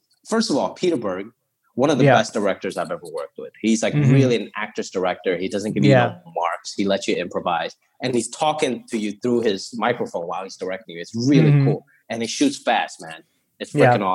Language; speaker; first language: English; early bilingual, other home language; Cantonese